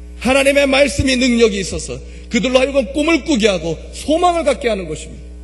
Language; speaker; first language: Korean; native; Korean